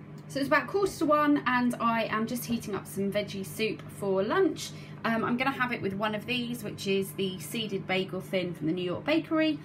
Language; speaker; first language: English; native; English